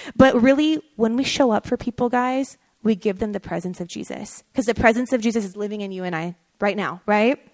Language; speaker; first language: English; early bilingual, other home language; Persian